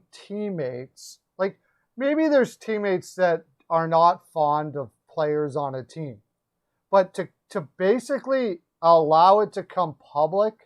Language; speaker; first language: English; native; English